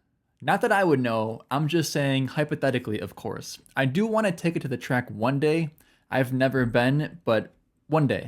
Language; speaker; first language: English; native; English